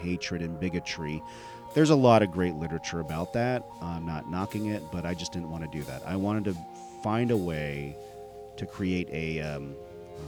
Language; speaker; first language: English; native; English